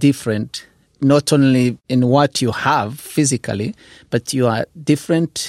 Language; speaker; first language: English; non-native, local second language; Kinyarwanda